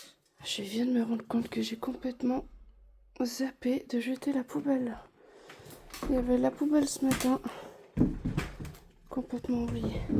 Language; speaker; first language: French; native; French